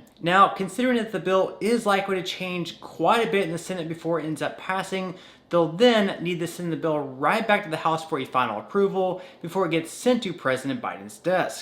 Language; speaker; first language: English; native; English